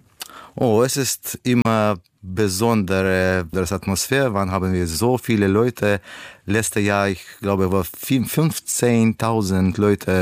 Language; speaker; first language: German; non-native, learner; Russian